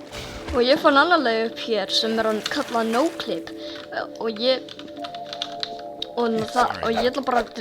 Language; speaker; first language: Icelandic; early bilingual, heritage; English